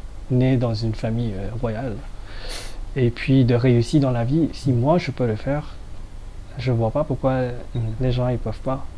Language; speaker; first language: French; non-native, fluent; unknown